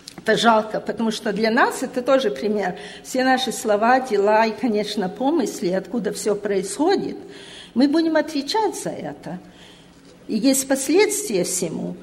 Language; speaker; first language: Russian; early bilingual, heritage; Russian